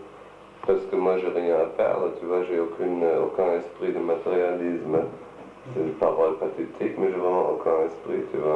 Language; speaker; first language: French; non-native, fluent; German